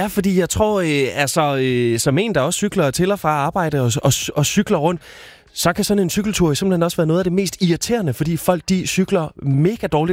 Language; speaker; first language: Danish; native; Danish